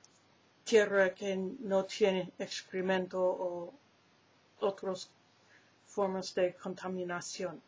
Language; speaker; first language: Spanish; non-native, learner; English